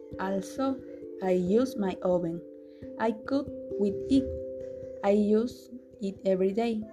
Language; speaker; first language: English; non-native, learner; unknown